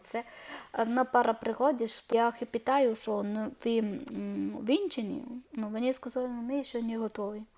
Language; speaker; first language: Ukrainian; non-native, learner; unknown